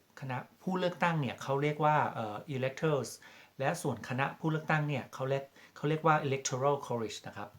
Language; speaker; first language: Thai; native; Thai